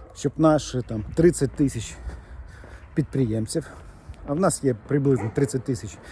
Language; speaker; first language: Ukrainian; non-native, fluent; Lithuanian